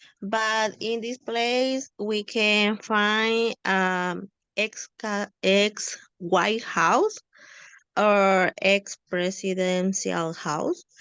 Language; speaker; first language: English; non-native, learner; Spanish